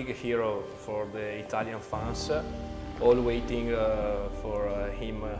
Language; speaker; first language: English; non-native, learner; Italian